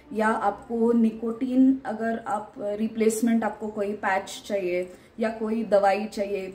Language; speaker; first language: Hindi; non-native, local second language; Marathi